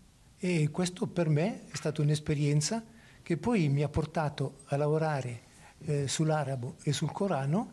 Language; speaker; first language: Italian; native; Italian